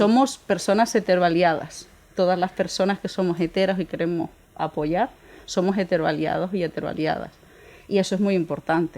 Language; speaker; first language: Spanish; native; Spanish